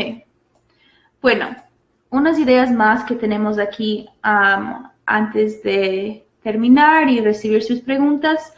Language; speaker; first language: Spanish; non-native, fluent; English